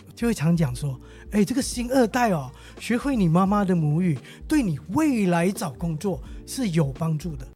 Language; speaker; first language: Chinese; native; Chinese